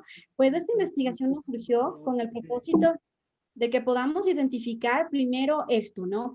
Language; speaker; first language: Spanish; native; Spanish